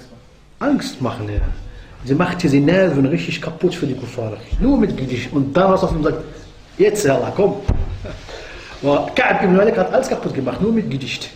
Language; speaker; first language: German; non-native, fluent; Arabic